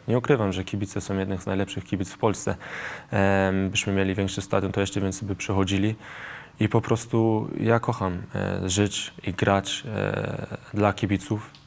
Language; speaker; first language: Polish; early bilingual, heritage; Polish